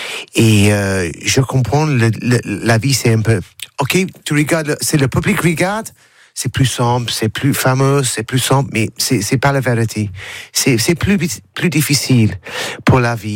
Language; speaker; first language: French; non-native, learner; English